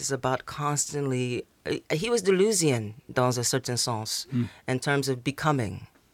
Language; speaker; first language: English; native; English